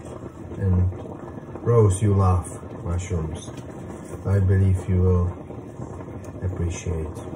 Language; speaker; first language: English; non-native, fluent; Czech